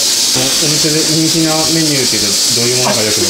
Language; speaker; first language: Japanese; native; Japanese